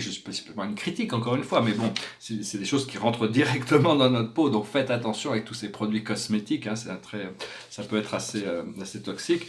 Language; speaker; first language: French; native; French